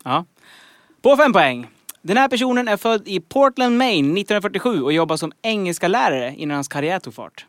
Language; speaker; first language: Swedish; native; Swedish